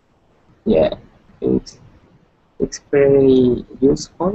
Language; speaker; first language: English; non-native, learner; Spanish